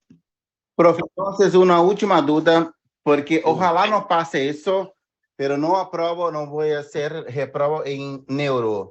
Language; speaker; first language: Spanish; non-native, learner; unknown